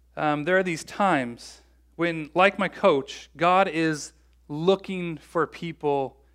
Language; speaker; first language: English; native; English